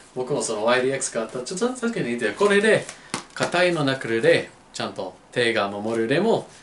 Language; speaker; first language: Japanese; non-native, learner; English